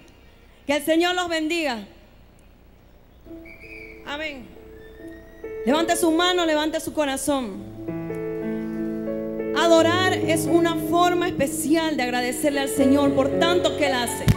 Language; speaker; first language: Spanish; native; Spanish